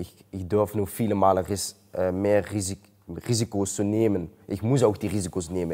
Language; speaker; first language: German; non-native, learner; Dutch